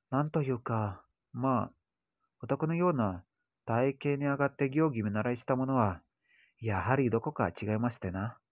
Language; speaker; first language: Japanese; non-native, learner; Indonesian